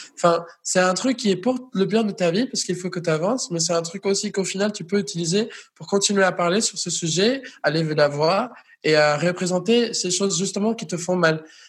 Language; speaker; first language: French; non-native, fluent; Spanish